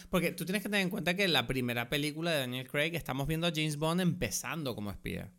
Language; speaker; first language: Spanish; native; Spanish